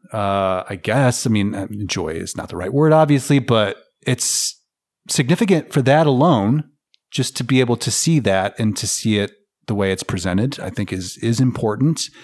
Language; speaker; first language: English; native; English